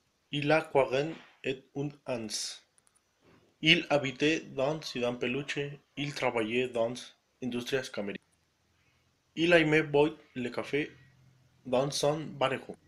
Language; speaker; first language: French; non-native, learner; Spanish